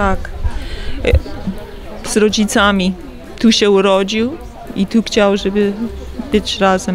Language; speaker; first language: Polish; early bilingual, heritage; Polish